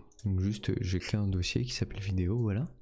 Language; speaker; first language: French; native; French